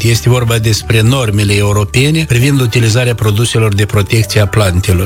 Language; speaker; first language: Romanian; native; Romanian